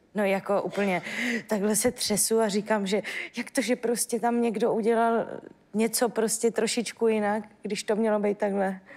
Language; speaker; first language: Czech; native; Czech